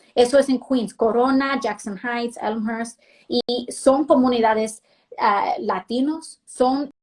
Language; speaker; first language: Spanish; early bilingual, heritage; Spanish